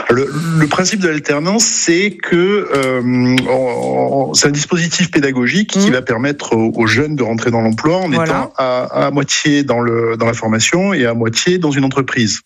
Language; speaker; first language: French; native; French